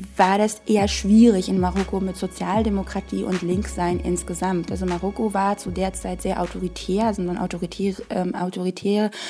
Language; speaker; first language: German; non-native, fluent; Arabic